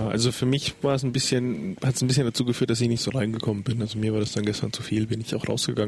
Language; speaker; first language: German; native; German